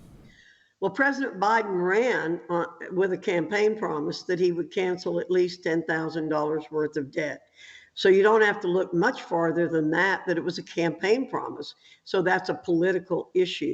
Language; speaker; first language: English; native; English